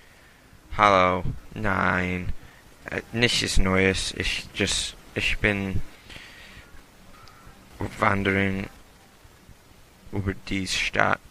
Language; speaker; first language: German; non-native, learner; English